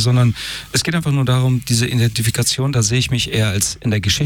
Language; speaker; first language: German; early bilingual, other home language; Persian